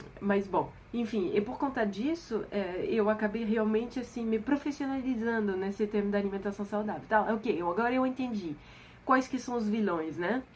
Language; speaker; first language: Portuguese; non-native, fluent; French